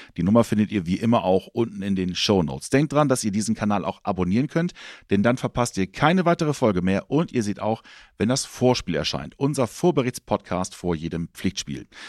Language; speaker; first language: German; native; German